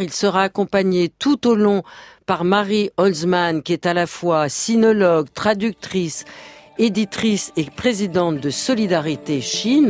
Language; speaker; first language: French; native; French